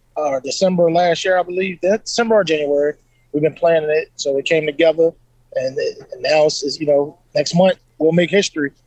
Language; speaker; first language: English; native; English